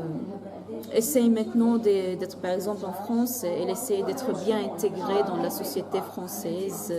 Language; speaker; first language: French; non-native, fluent; Arabic